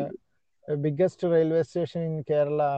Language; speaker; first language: English; non-native, learner; Malayalam